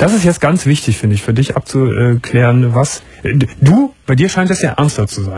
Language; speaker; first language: German; native; German